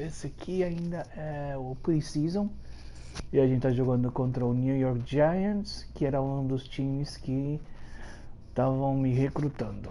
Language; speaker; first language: Portuguese; early bilingual, heritage; Portuguese